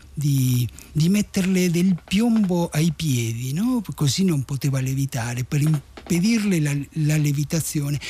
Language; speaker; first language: Italian; non-native, fluent; Spanish